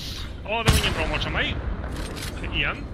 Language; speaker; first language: Swedish; native; Swedish